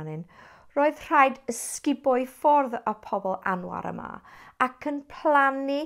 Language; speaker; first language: Welsh; non-native, fluent; English